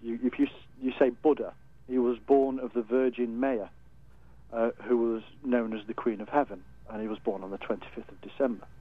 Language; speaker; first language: English; native; English